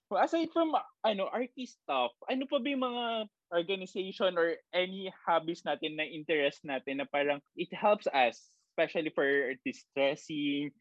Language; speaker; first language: Filipino; native; Filipino